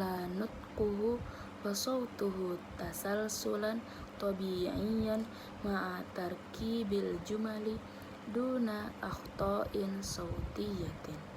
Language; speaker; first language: Arabic; non-native, learner; Indonesian